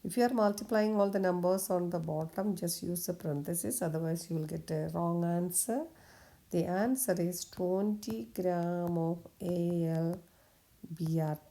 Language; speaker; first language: English; non-native, local second language; Malayalam